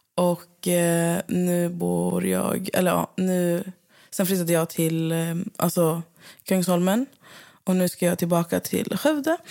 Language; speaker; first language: Swedish; native; Swedish